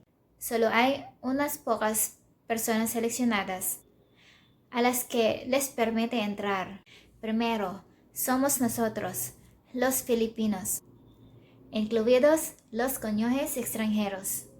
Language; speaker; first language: Spanish; non-native, learner; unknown